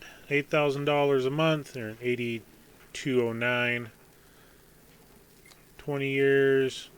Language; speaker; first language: English; native; English